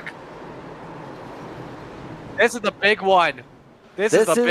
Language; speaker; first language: English; native; English